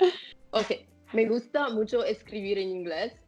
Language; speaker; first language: Spanish; non-native, fluent; Italian